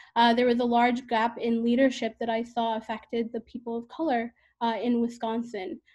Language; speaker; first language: English; native; English